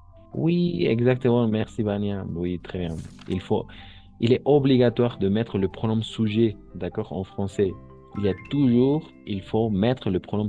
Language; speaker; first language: French; non-native, fluent; Spanish